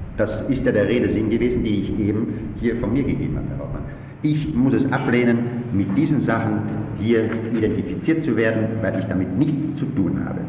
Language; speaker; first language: German; native; German